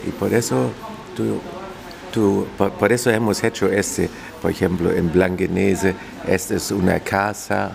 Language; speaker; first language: Spanish; non-native, fluent; German